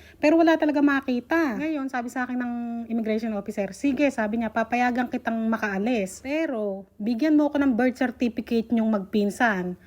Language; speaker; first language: Filipino; native; Filipino